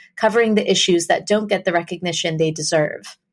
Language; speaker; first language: English; native; English